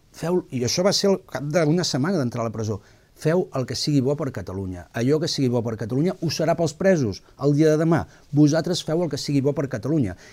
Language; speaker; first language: Catalan; non-native, local second language; Spanish